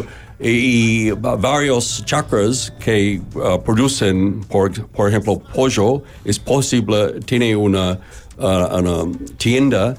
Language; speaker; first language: Spanish; non-native, learner; English